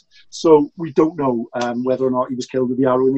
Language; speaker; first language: English; native; English